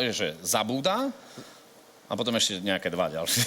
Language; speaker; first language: Slovak; native; Slovak